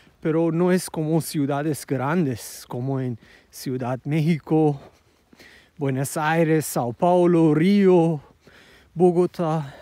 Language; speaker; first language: Spanish; non-native, fluent; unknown